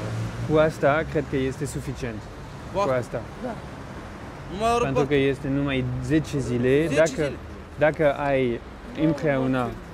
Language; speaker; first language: Romanian; non-native, learner; French